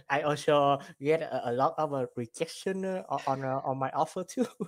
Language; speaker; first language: English; non-native, learner; Vietnamese